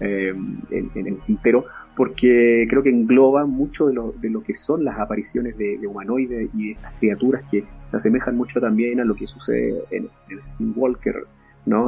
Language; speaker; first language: Spanish; native; Spanish